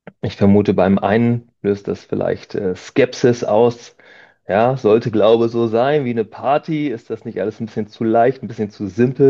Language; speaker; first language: German; native; German